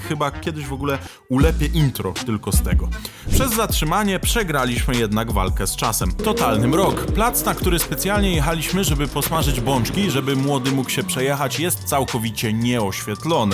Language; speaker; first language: Polish; native; Polish